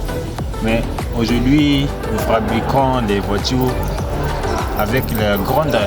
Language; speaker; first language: French; non-native, learner; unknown